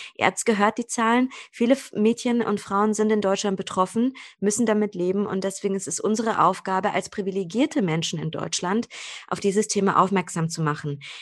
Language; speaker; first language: German; native; German